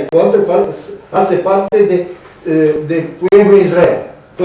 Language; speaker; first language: Spanish; non-native, learner; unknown